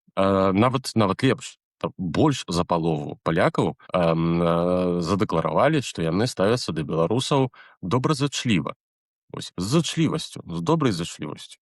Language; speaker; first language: Belarusian; native; Belarusian